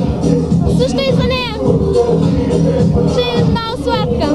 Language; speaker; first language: Bulgarian; non-native, learner; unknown